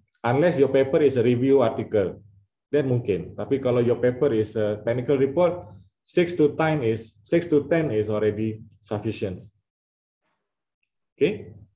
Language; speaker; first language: English; non-native, fluent; Indonesian